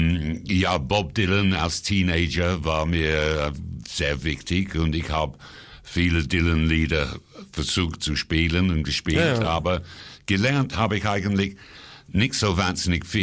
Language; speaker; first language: German; non-native, fluent; English